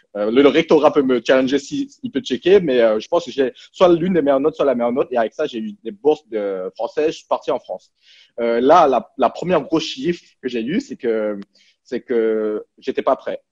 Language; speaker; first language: French; early bilingual, other home language; Cantonese